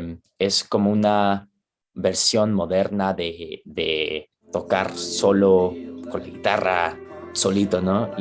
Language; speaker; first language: Spanish; early bilingual, heritage; Spanish